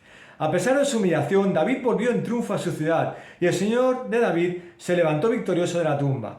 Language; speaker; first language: Spanish; native; Spanish